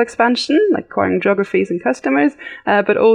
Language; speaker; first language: English; native; English